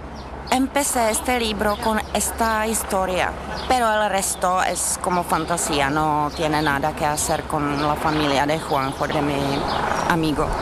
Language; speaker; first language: Spanish; non-native, fluent; Czech